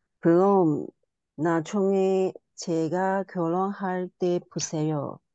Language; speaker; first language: Korean; non-native, learner; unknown